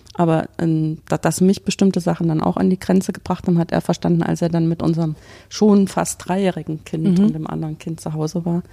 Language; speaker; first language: German; native; German